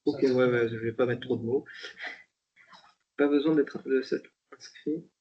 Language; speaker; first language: French; native; French